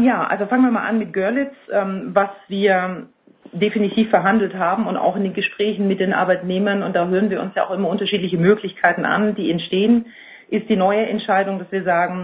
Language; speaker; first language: German; native; German